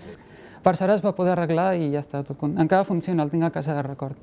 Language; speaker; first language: Catalan; native; Catalan